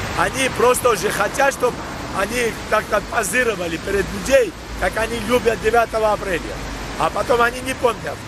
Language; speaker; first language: Russian; non-native, local second language; Georgian